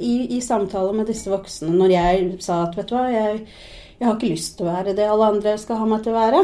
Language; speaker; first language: Norwegian; early bilingual, other home language; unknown